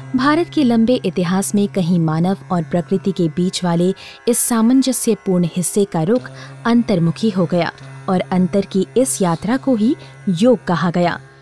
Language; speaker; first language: Hindi; native; Hindi